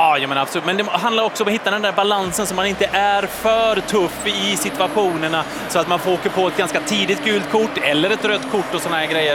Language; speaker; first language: Swedish; native; Swedish